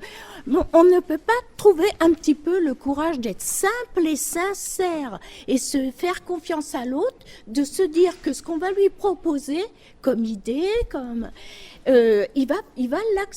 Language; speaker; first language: French; native; French